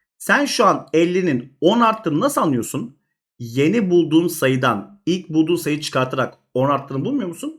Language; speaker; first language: Turkish; native; Turkish